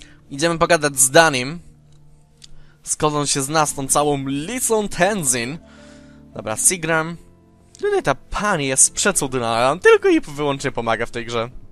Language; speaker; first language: Polish; native; Polish